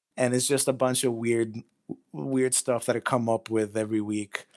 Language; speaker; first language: English; non-native, fluent; Greek